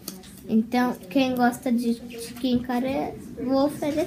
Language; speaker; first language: Portuguese; early bilingual, heritage; Portuguese